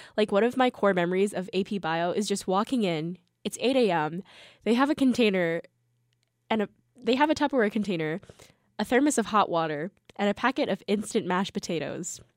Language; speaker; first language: English; early bilingual, other home language; Korean